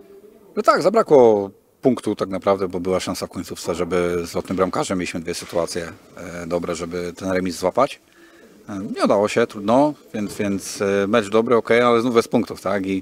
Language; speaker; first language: Polish; native; Polish